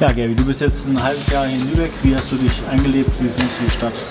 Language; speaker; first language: German; native; German